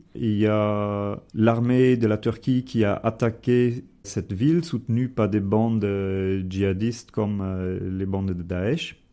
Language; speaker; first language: French; non-native, fluent; German